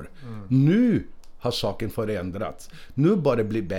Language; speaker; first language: Swedish; non-native, fluent; Portuguese